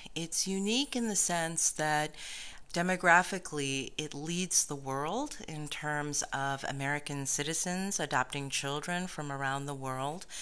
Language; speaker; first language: English; native; English